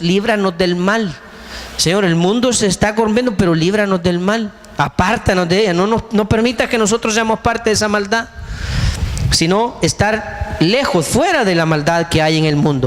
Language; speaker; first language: Spanish; native; Spanish